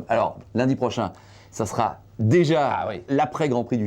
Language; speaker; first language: French; native; French